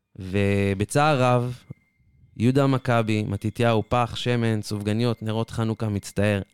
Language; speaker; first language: Hebrew; native; Hebrew